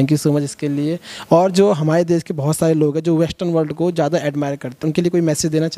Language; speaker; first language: Hindi; native; Hindi